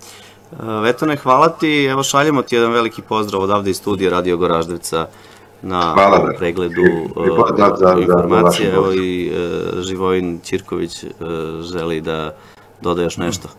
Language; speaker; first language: Serbian; native; Serbian